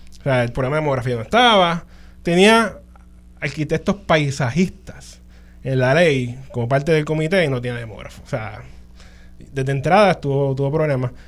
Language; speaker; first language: Spanish; native; Spanish